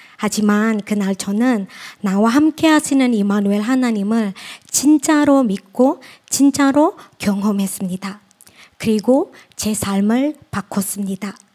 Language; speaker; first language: Korean; non-native, fluent; Indonesian